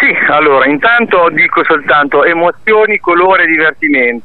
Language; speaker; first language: Italian; native; Italian